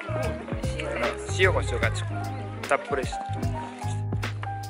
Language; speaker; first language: Japanese; non-native, fluent; Indonesian